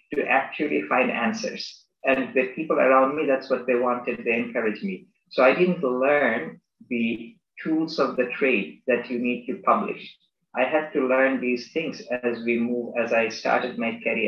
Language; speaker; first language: English; non-native, local second language; Bangla